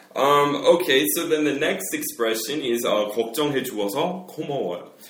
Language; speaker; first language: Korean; non-native, fluent; English